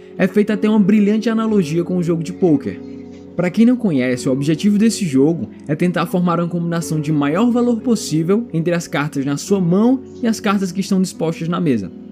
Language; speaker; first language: Portuguese; native; Portuguese